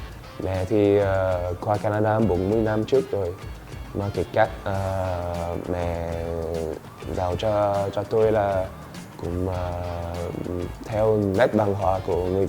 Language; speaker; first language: Vietnamese; early bilingual, heritage; Vietnamese